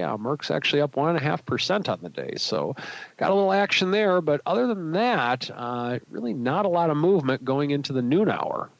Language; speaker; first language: English; native; English